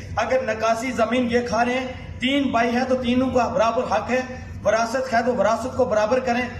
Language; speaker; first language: Hindi; non-native, local second language; Punjabi